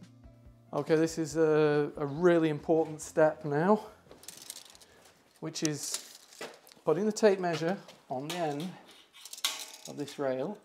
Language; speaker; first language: English; native; English